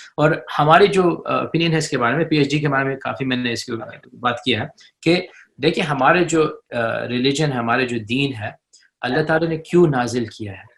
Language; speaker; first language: Urdu; early bilingual, heritage; Urdu